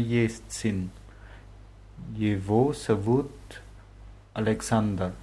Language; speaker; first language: Russian; non-native, learner; German